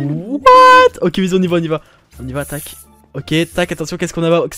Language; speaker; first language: French; native; French